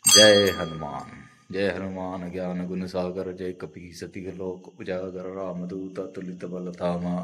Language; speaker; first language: Hindi; non-native, local second language; Marathi